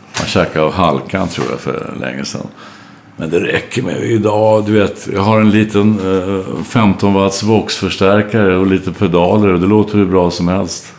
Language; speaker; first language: Swedish; native; Swedish